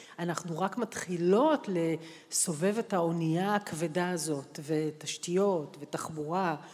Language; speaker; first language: Hebrew; native; Hebrew